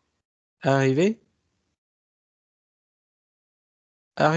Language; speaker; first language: French; non-native, fluent; Spanish